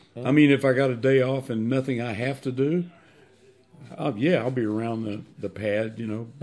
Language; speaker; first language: English; native; English